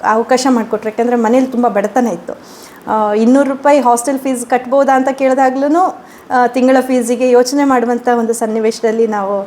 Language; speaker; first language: Kannada; native; Kannada